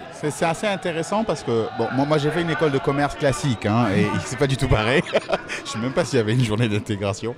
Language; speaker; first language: French; native; French